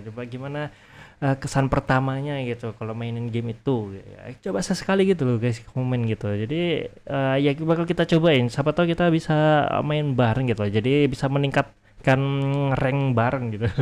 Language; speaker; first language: Indonesian; native; Indonesian